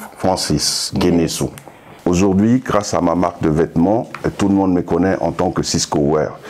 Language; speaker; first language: French; non-native, local second language; Sango